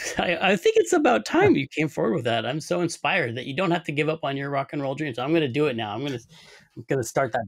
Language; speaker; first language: English; native; English